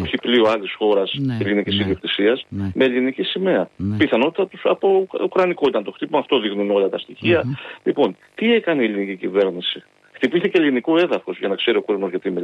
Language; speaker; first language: Greek; native; Greek